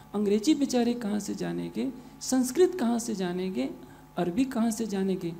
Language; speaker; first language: Hindi; native; Hindi